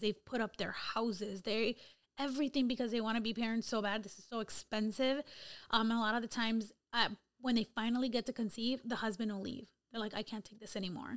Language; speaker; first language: English; early bilingual, other home language; Spanish